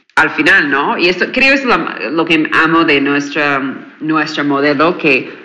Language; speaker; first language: Spanish; non-native, fluent; English